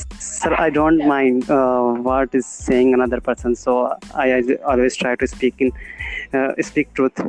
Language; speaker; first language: English; non-native, learner; Hindi